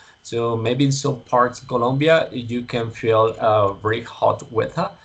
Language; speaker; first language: English; non-native, learner; Spanish